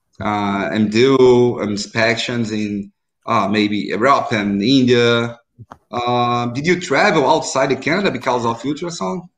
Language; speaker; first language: English; non-native, learner; Portuguese